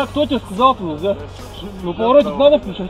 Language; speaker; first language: Russian; native; Russian